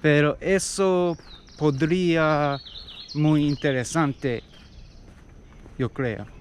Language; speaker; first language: Spanish; non-native, learner; English